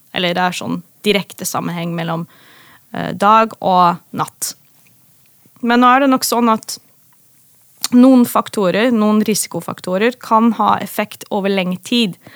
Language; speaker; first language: Norwegian; non-native, fluent; Dutch